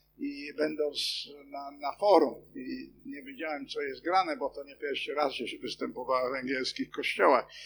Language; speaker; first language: Polish; non-native, fluent; English